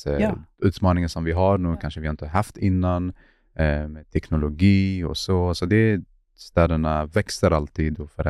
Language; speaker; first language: Swedish; non-native, fluent; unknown